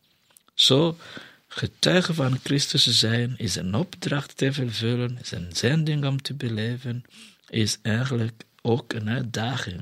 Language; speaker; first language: Dutch; non-native, fluent; Kinyarwanda